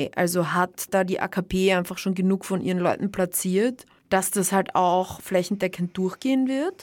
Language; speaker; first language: German; native; German